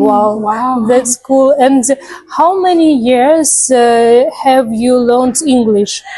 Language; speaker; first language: English; non-native, fluent; Russian